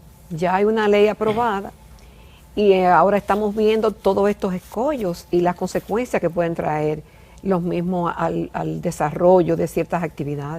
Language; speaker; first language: Spanish; native; Spanish